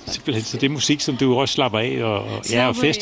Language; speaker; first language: Danish; native; Danish